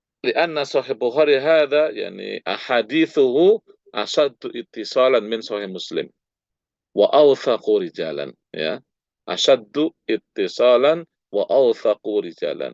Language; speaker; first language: Arabic; non-native, fluent; Indonesian